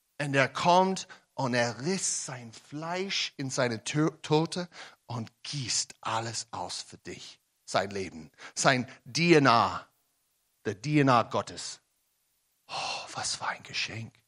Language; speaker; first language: German; non-native, learner; English